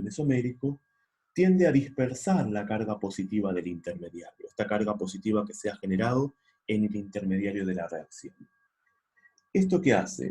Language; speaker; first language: Spanish; native; Spanish